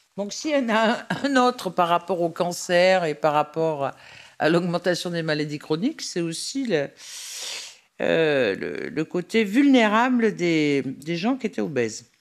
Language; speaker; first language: French; native; French